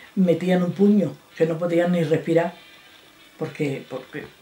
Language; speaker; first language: Spanish; native; Spanish